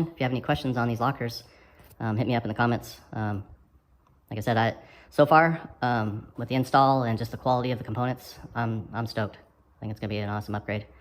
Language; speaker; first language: English; native; English